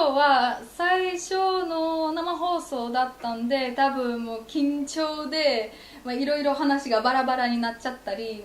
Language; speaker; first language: Japanese; non-native, fluent; Polish